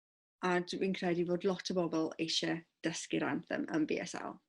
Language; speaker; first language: Welsh; non-native, local second language; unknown